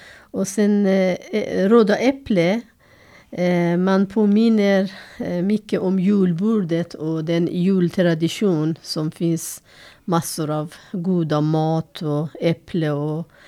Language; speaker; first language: Swedish; non-native, learner; Persian